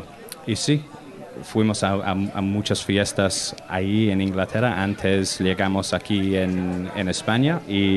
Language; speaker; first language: Spanish; non-native, learner; English